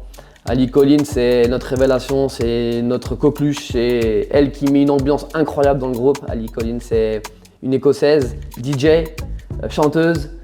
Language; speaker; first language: French; native; French